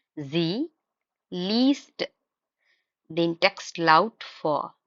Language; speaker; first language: German; non-native, fluent; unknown